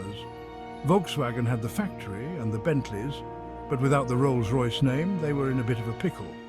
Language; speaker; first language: English; native; English